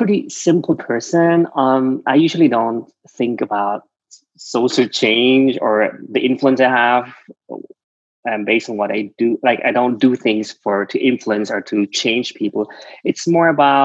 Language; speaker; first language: English; non-native, fluent; Vietnamese